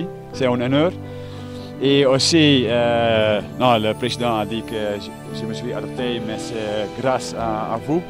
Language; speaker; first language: French; non-native, learner; Dutch